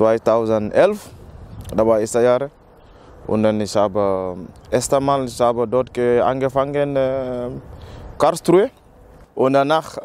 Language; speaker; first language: German; non-native, learner; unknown